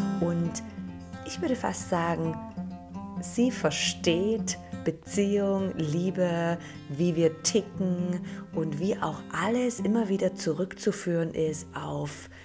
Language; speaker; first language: German; native; German